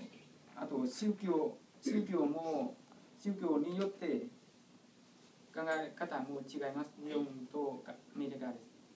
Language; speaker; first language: Japanese; non-native, learner; Vietnamese